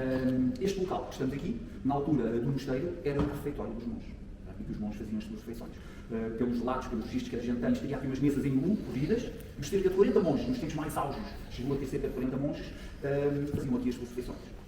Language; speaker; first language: Portuguese; native; Portuguese